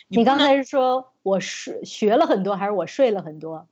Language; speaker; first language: Chinese; native; Chinese